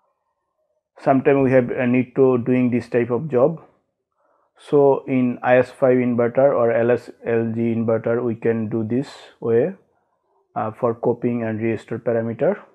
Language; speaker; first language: English; non-native, learner; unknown